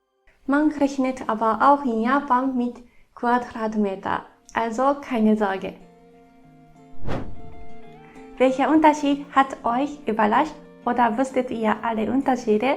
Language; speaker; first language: German; non-native, fluent; Japanese